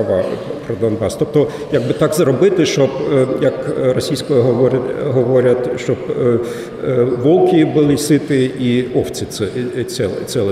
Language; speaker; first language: Ukrainian; non-native, fluent; German